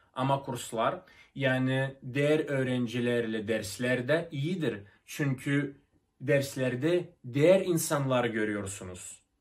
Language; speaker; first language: Turkish; non-native, fluent; Russian